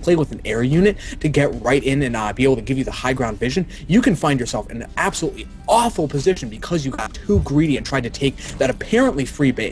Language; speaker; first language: English; native; English